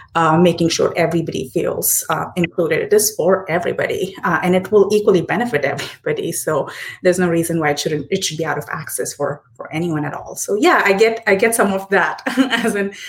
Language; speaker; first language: English; non-native, local second language; Hindi